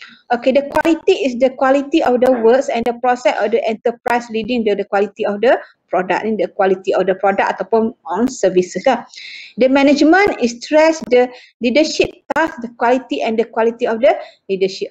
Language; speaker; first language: English; non-native, local second language; Malay